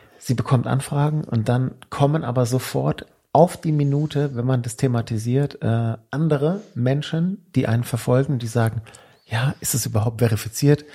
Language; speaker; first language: German; early bilingual, other home language; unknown